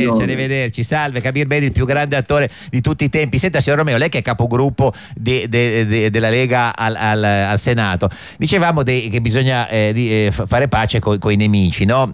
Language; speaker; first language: Italian; native; Italian